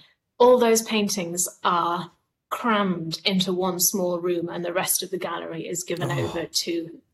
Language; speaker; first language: English; native; English